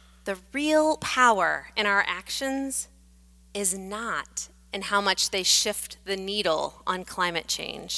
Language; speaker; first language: English; native; English